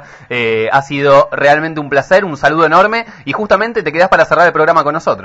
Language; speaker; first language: Spanish; native; Spanish